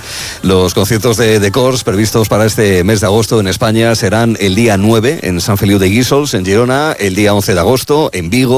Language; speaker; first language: Spanish; native; Spanish